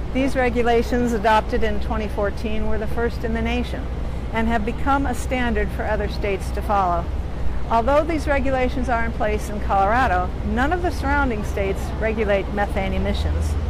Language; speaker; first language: English; native; English